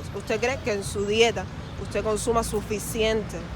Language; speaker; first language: Spanish; native; Spanish